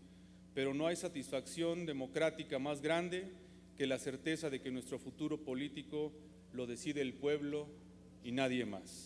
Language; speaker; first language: Spanish; native; Spanish